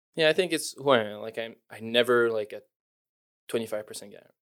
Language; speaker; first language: English; native; English